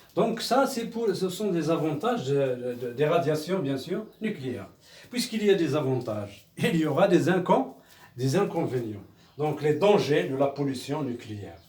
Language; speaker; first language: French; non-native, local second language; Arabic